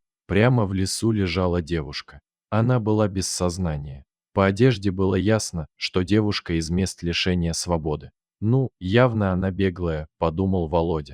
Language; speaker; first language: Russian; native; Russian